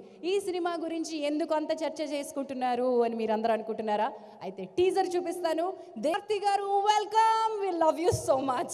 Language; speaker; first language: Telugu; native; Telugu